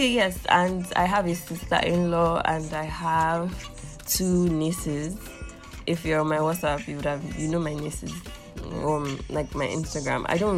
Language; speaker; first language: English; non-native, local second language; Yoruba